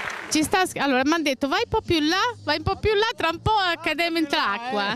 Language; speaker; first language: Italian; native; Italian